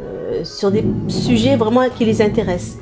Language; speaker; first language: French; non-native, fluent; Chinese